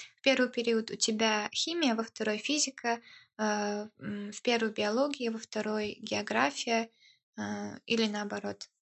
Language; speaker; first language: Russian; early bilingual, heritage; Russian